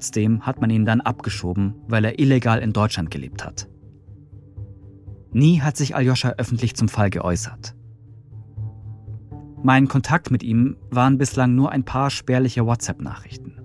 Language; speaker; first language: German; native; German